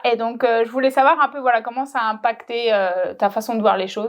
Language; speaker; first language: French; native; French